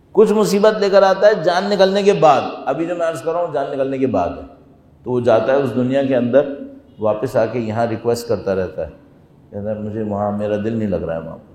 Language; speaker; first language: Urdu; non-native, fluent; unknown